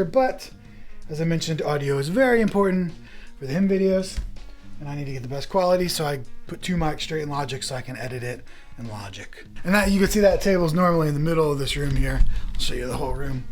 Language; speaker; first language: English; native; English